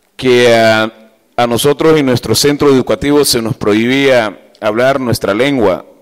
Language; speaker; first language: Spanish; native; Spanish